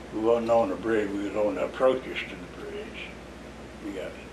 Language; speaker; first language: English; native; English